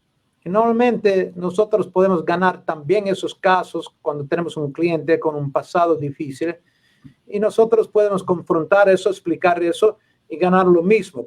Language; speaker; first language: Spanish; non-native, learner; English